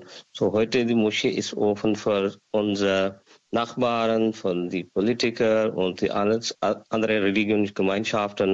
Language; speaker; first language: German; non-native, learner; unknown